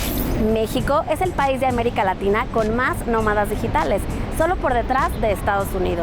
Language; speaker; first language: Spanish; native; Spanish